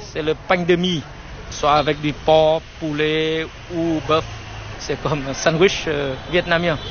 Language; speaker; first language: French; non-native, fluent; Vietnamese